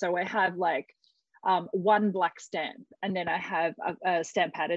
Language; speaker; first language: English; native; English